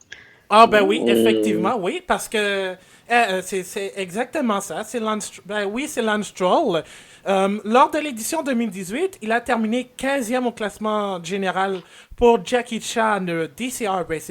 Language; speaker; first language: French; native; French